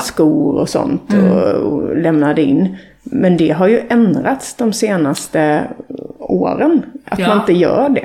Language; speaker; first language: Swedish; native; Swedish